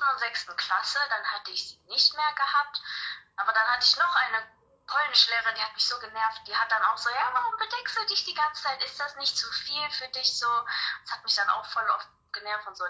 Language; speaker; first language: German; early bilingual, other home language; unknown